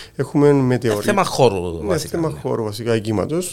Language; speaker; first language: Greek; native; Greek